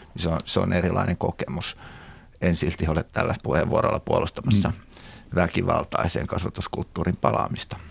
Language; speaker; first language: Finnish; native; Finnish